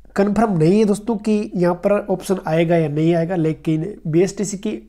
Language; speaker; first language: Hindi; native; Hindi